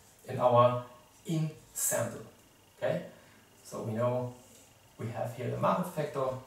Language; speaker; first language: English; non-native, fluent; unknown